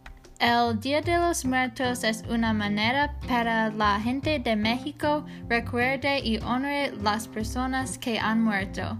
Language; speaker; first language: Spanish; non-native, learner; English